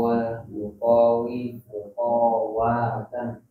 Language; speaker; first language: Arabic; non-native, learner; Indonesian